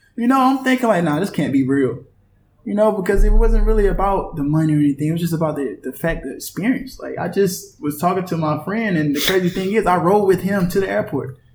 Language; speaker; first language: English; native; English